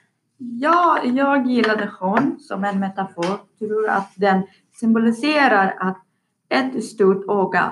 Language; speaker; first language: Swedish; non-native, learner; Persian